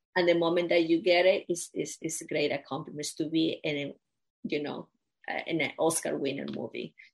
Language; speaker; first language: English; non-native, fluent; Spanish